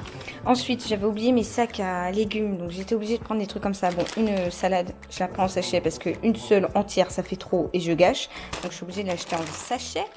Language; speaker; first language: French; native; French